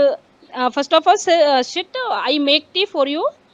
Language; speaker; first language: English; non-native, learner; Hindi